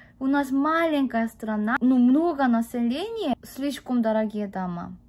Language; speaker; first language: Russian; non-native, fluent; Korean